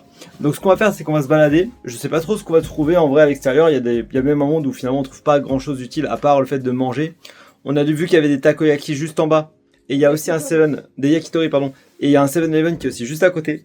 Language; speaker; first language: French; native; French